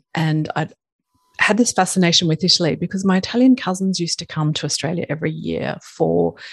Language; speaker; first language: English; native; English